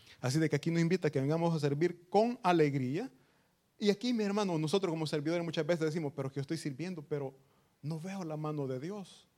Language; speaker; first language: Spanish; native; Spanish